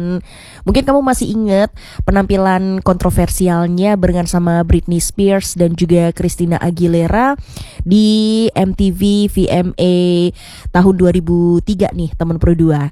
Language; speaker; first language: Indonesian; native; Indonesian